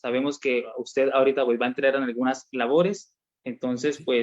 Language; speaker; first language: Spanish; native; Spanish